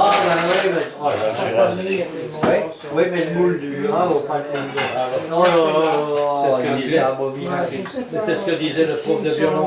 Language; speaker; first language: French; native; French